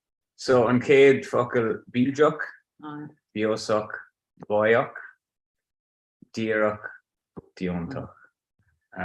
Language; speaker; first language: Irish; non-native, local second language; English